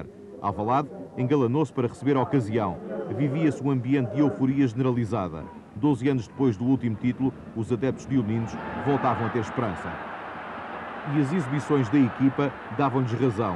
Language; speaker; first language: Portuguese; native; Portuguese